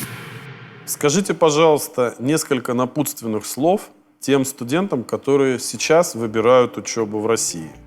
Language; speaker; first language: Russian; native; Russian